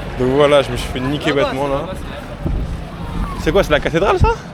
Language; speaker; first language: French; native; French